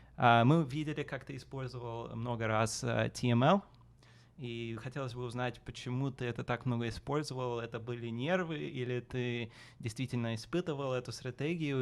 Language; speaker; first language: Russian; early bilingual, heritage; Russian